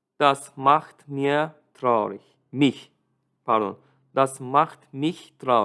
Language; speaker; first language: German; non-native, fluent; Turkish